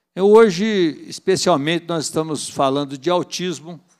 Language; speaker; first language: Portuguese; native; Portuguese